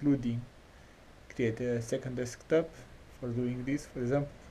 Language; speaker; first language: English; non-native, learner; Portuguese